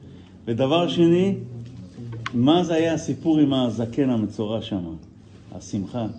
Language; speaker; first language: Hebrew; non-native, fluent; Yiddish